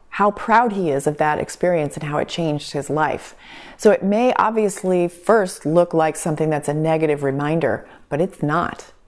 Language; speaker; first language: English; native; English